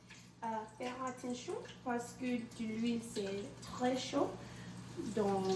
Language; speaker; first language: French; non-native, learner; English